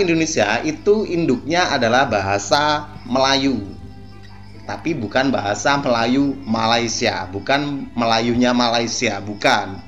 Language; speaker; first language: Indonesian; native; Indonesian